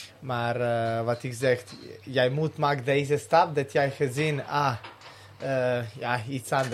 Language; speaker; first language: Dutch; non-native, learner; Serbian